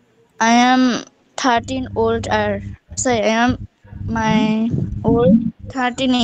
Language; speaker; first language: English; non-native, learner; Bangla